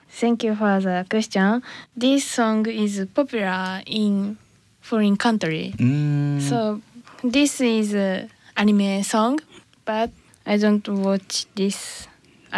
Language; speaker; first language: English; non-native, learner; Japanese